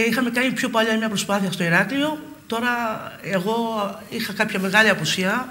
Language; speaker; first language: Greek; native; Greek